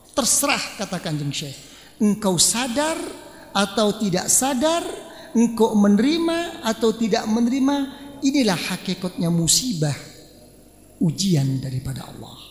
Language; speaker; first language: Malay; non-native, local second language; Javanese